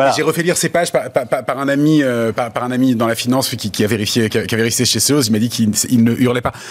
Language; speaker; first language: French; native; French